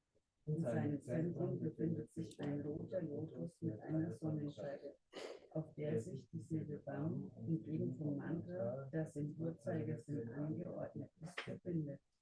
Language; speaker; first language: German; native; German